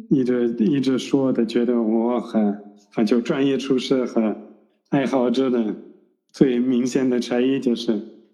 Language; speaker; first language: Chinese; non-native, fluent; French